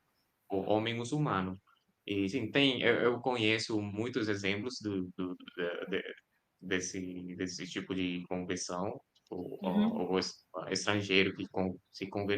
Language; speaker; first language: Portuguese; non-native, fluent; Indonesian